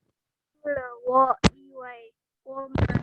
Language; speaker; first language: Chinese; non-native, learner; Indonesian